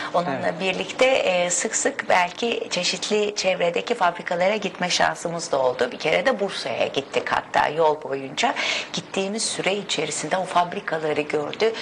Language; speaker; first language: Turkish; native; Turkish